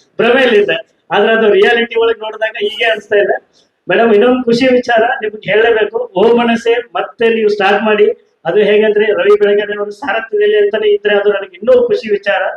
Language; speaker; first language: Kannada; native; Kannada